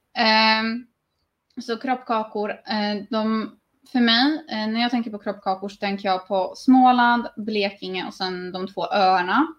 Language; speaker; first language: Swedish; native; Swedish